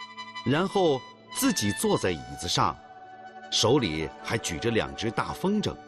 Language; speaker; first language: Chinese; native; Chinese